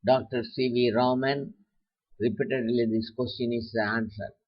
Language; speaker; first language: English; non-native, local second language; Tamil